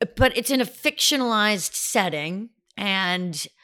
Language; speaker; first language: English; native; English